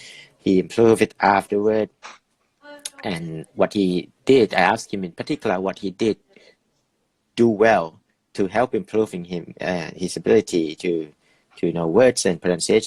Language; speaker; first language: English; non-native, fluent; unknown